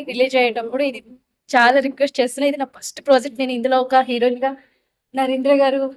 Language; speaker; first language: Telugu; non-native, learner; Odia